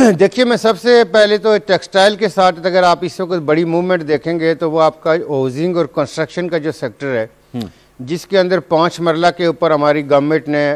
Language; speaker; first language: Urdu; non-native, local second language; Punjabi